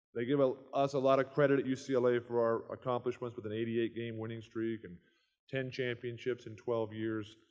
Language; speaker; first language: English; native; English